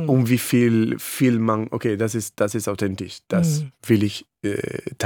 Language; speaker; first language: German; non-native, fluent; Spanish